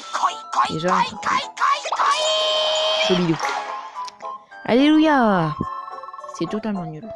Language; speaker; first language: French; native; French